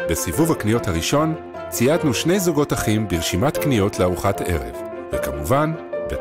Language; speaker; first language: Hebrew; native; Hebrew